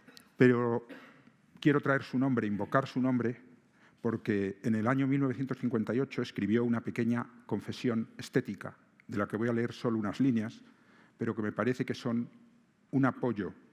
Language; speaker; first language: Spanish; native; Spanish